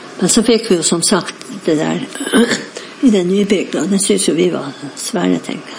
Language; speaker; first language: Norwegian; native; Norwegian